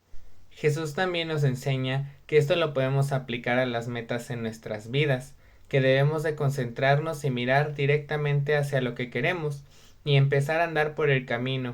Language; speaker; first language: Spanish; native; Spanish